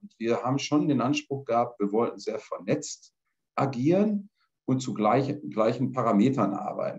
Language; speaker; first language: German; native; German